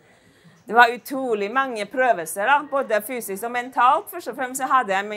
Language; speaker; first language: Norwegian; non-native, fluent; Chinese